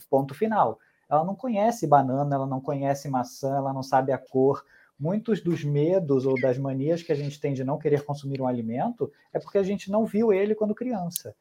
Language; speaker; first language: Portuguese; early bilingual, other home language; Spanish